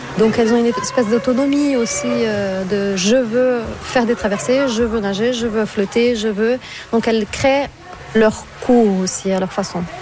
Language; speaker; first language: French; non-native, fluent; Portuguese